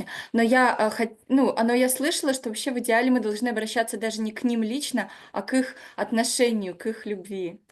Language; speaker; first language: Russian; native; Russian